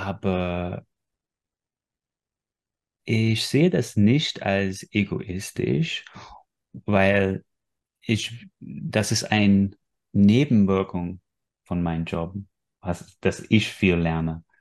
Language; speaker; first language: German; non-native, fluent; English